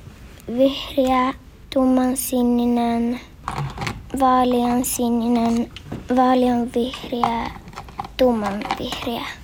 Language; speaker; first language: Finnish; non-native, learner; Swedish